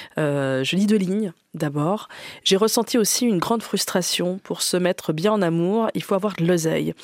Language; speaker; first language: French; native; French